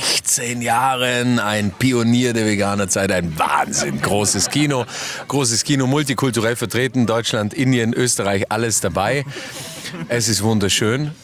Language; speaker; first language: German; native; German